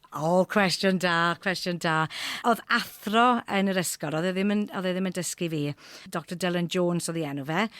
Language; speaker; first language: Welsh; non-native, local second language; English